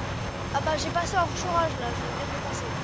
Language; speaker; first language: French; native; French